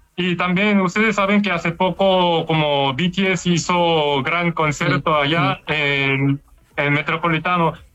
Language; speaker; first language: Spanish; non-native, learner; Korean